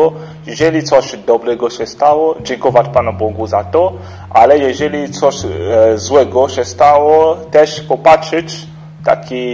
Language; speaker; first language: Polish; non-native, fluent; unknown